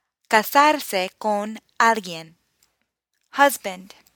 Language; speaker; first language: Spanish; non-native, fluent; English